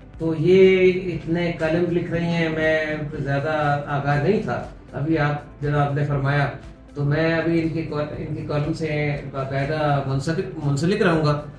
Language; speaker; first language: Urdu; non-native, local second language; Pashto